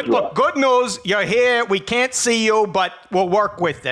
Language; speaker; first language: English; native; English